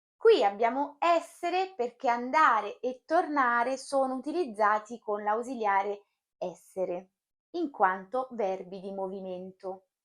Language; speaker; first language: Italian; native; Italian